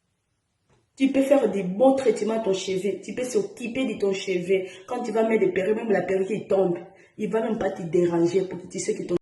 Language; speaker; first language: French; non-native, learner; Portuguese